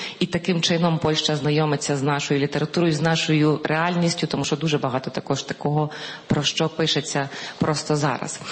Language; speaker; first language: Ukrainian; native; Ukrainian